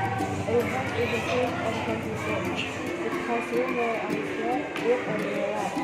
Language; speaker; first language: English; non-native, learner; Indonesian